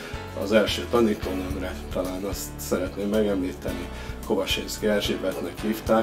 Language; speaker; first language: Hungarian; native; Hungarian